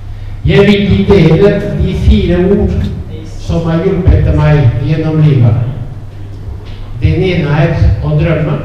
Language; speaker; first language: Norwegian; non-native, fluent; Italian